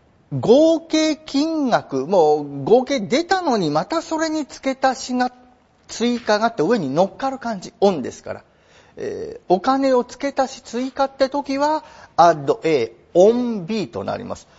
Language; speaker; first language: Japanese; native; Japanese